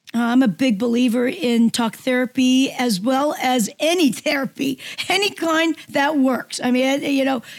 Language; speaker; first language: English; non-native, fluent; Korean